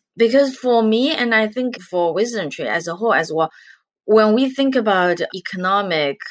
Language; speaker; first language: English; non-native, fluent; Chinese